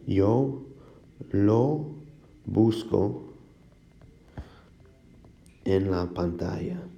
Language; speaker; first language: Spanish; non-native, fluent; English